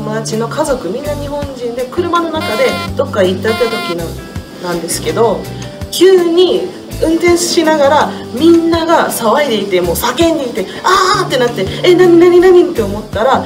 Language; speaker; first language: Japanese; non-native, fluent; English